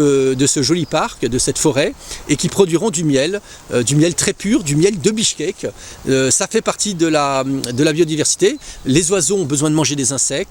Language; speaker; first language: French; native; French